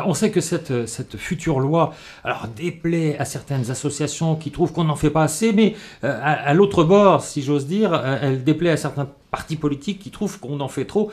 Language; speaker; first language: French; native; French